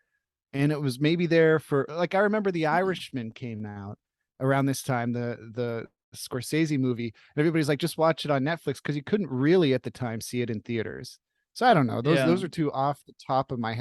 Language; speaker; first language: English; native; English